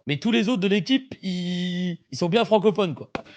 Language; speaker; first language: French; native; French